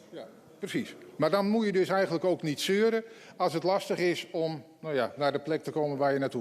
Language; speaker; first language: Dutch; non-native, local second language; Western Frisian